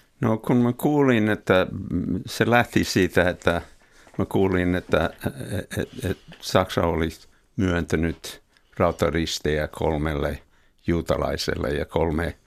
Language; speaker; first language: Finnish; non-native, fluent; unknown